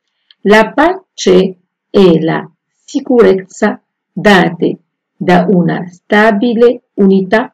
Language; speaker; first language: Italian; non-native, fluent; Arabic